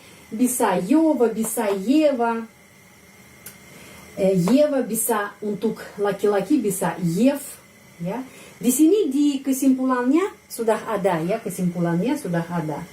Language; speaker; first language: Indonesian; non-native, fluent; Russian